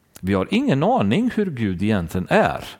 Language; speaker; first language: Swedish; non-native, fluent; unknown